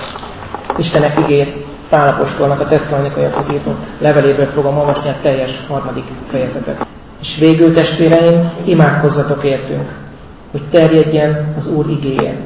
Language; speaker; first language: Hungarian; native; Hungarian